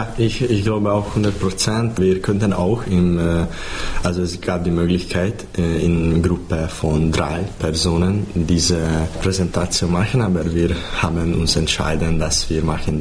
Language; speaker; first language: German; non-native, fluent; Hungarian